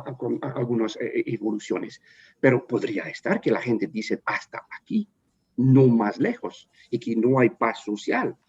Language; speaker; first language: Spanish; non-native, fluent; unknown